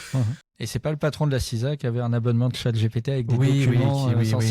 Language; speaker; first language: French; native; French